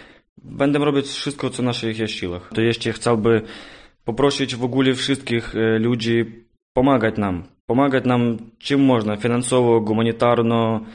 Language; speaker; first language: Polish; non-native, learner; Ukrainian